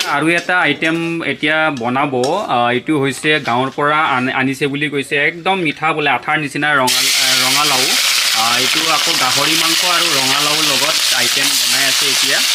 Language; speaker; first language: Assamese; non-native, local second language; Mising